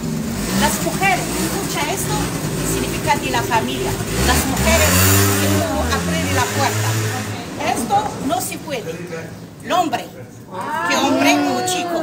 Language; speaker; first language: Spanish; non-native, learner; Arabic